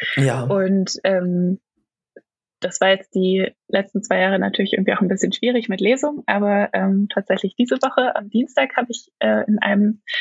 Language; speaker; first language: German; native; German